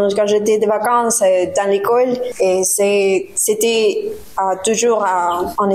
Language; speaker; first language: French; non-native, learner; Spanish